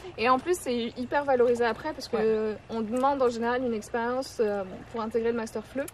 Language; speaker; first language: French; native; French